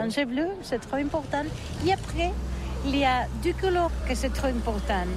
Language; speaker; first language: French; non-native, local second language; Catalan